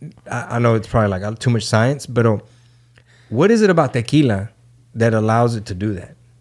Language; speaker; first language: English; early bilingual, other home language; Spanish